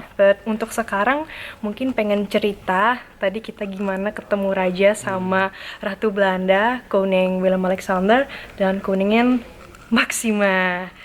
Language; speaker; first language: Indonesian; native; Indonesian